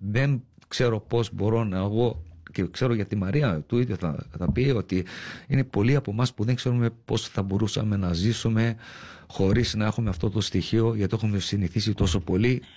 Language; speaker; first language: Greek; early bilingual, heritage; Greek